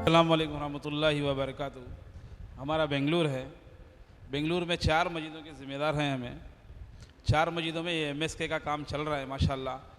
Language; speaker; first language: Hindi; non-native, local second language; Urdu